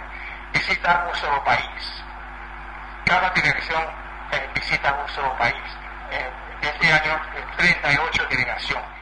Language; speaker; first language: Spanish; non-native, fluent; Chinese